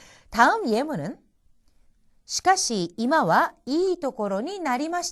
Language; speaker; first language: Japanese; non-native, fluent; Korean